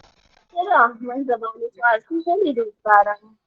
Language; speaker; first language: Persian; non-native, learner; Urdu